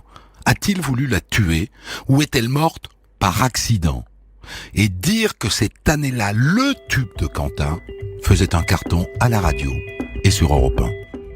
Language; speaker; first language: French; native; French